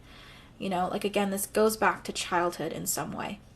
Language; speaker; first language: English; native; English